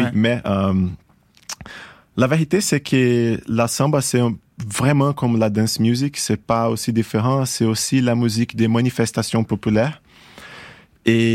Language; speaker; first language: French; non-native, fluent; Portuguese